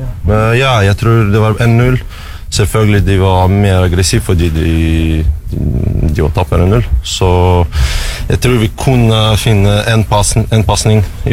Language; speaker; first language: Norwegian; non-native, learner; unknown